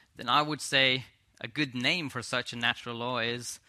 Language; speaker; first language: English; non-native, fluent; Swedish